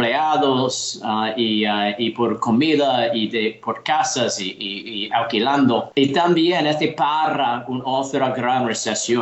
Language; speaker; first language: Spanish; non-native, learner; English